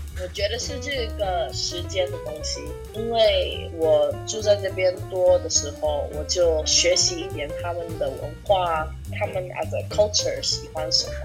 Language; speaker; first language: Chinese; non-native, fluent; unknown